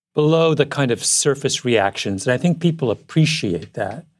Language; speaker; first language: English; native; English